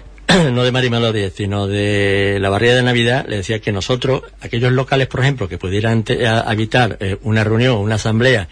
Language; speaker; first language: Spanish; native; Spanish